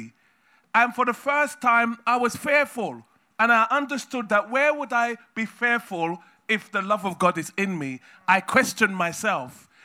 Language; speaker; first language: English; native; English